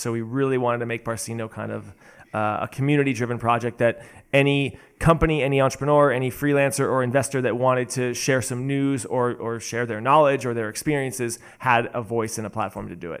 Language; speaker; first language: English; native; English